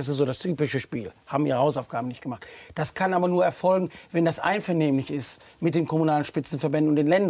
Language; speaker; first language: German; native; German